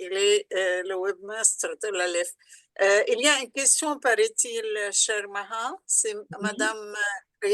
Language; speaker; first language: French; non-native, local second language; Arabic